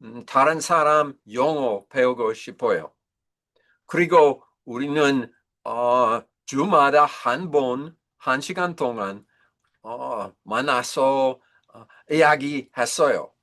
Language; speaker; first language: Korean; non-native, learner; English